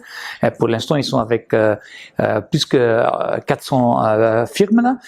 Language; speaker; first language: French; non-native, fluent; Dutch